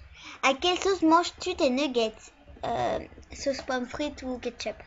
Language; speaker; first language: French; early bilingual, other home language; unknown